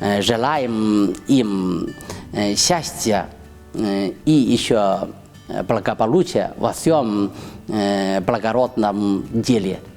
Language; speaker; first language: Russian; non-native, fluent; Chinese